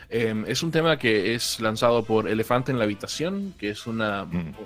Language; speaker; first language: Spanish; native; Spanish